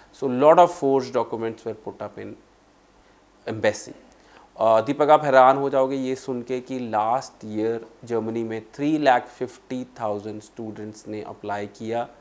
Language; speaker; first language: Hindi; non-native, local second language; Punjabi